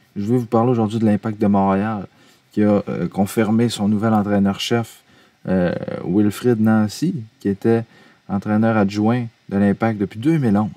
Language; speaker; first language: French; native; French